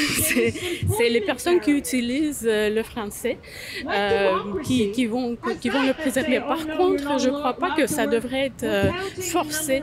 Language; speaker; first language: French; native; French